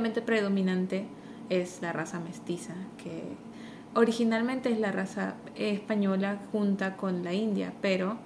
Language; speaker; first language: Spanish; early bilingual, heritage; Spanish